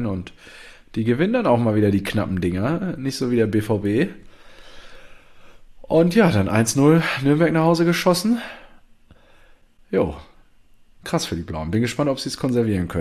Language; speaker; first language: German; native; German